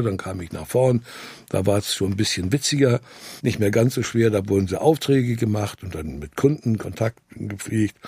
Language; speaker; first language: German; native; German